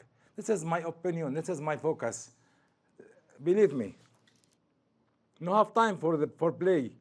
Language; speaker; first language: English; non-native, learner; Arabic